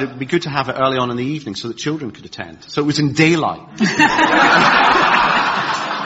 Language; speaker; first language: English; native; English